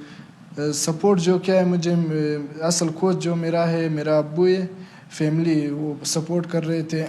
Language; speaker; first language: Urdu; non-native, local second language; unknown